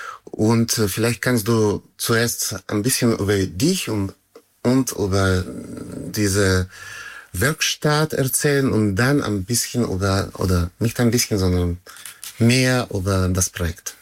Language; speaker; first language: German; non-native, fluent; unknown